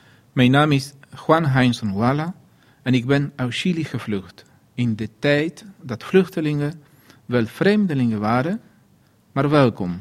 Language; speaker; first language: Dutch; non-native, fluent; Spanish